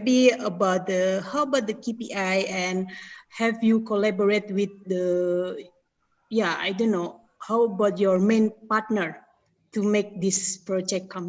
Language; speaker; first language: English; non-native, fluent; Indonesian